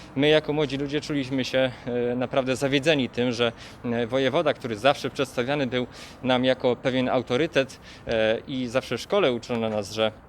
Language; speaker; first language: Polish; native; Polish